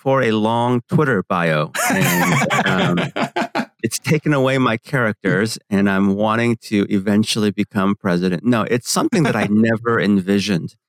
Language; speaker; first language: English; early bilingual, other home language; Korean